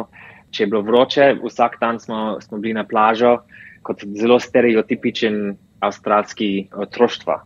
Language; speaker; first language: Slovenian; early bilingual, heritage; English